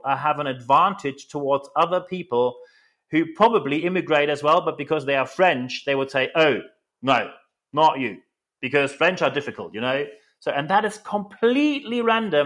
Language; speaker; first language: English; non-native, fluent; German